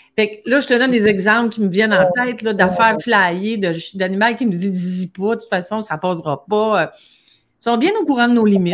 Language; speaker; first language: French; native; French